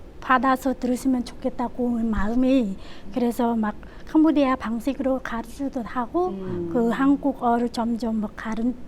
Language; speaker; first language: Korean; non-native, learner; Khmer